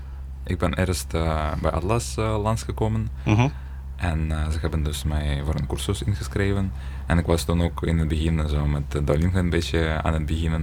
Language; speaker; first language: Dutch; non-native, learner; Ukrainian